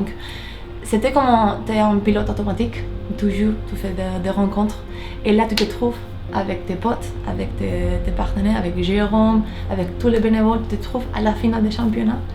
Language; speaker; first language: French; early bilingual, heritage; Dutch